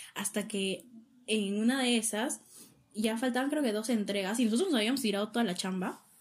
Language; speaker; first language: Spanish; native; Spanish